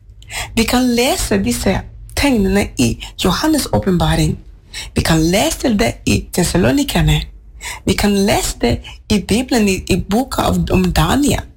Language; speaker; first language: Norwegian; non-native, fluent; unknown